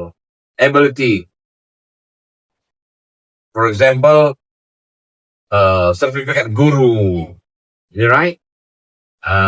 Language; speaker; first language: English; non-native, learner; Indonesian